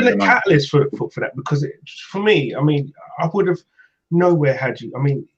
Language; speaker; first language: English; native; English